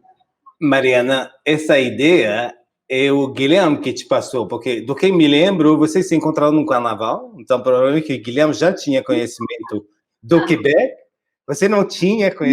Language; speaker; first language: Portuguese; non-native, fluent; French